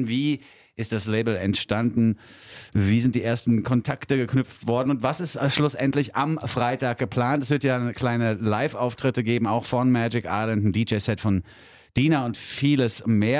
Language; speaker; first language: German; native; German